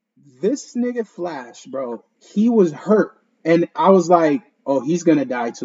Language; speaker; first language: English; early bilingual, other home language; Spanish